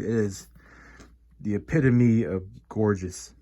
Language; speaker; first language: English; native; English